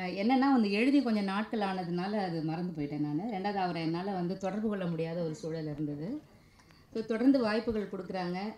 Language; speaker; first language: Tamil; native; Tamil